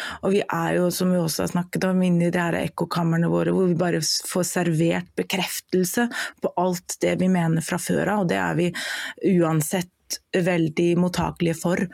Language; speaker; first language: Norwegian; non-native, fluent; German